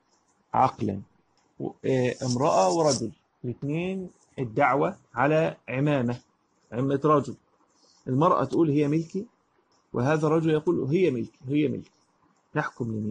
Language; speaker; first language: Arabic; native; Arabic